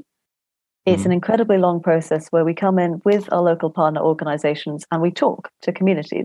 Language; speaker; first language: English; native; English